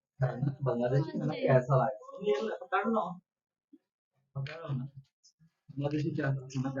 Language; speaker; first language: Hindi; non-native, learner; Bangla